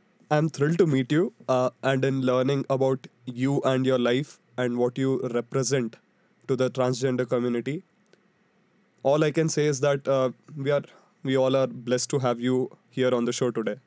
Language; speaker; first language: English; non-native, local second language; Kannada